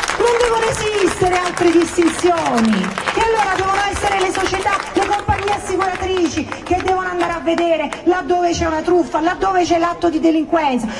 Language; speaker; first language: Italian; native; Italian